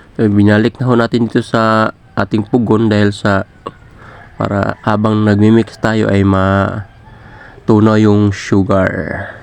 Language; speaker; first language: Filipino; non-native, local second language; Cebuano